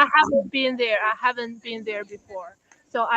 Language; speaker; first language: English; non-native, learner; Chinese